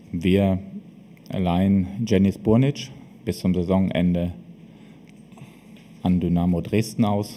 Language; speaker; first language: German; native; German